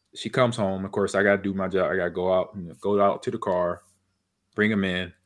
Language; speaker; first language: English; native; English